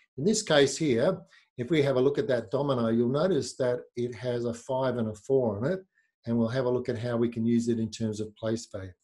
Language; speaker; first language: English; native; English